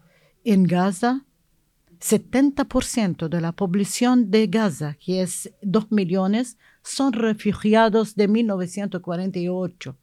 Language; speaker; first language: Spanish; non-native, learner; Arabic